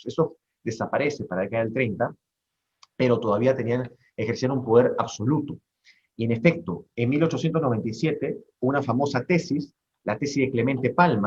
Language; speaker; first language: Spanish; native; Spanish